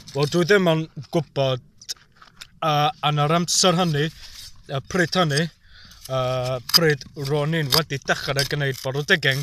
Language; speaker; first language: Welsh; non-native, local second language; English